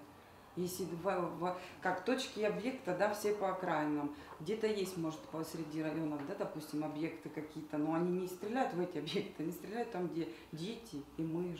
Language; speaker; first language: Russian; native; Russian